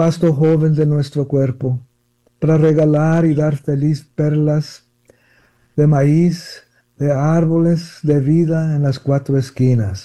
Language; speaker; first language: Spanish; early bilingual, heritage; Spanish